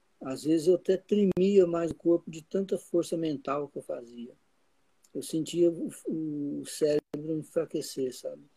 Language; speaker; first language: Portuguese; native; Portuguese